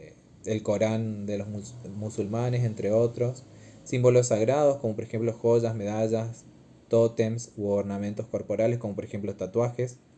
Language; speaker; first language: Spanish; native; Spanish